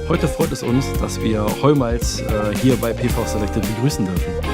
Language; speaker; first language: German; native; German